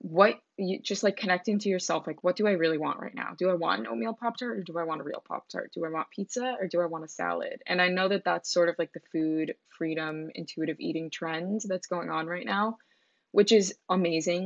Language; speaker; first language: English; native; English